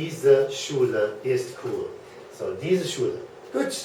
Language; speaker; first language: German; non-native, fluent; English